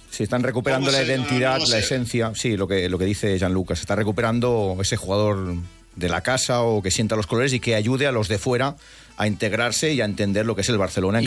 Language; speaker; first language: Spanish; native; Spanish